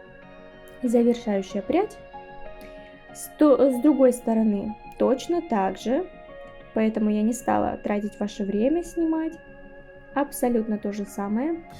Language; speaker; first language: Russian; native; Russian